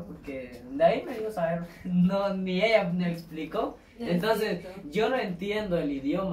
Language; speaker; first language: Spanish; native; Spanish